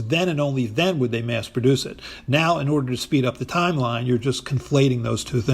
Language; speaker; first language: English; native; English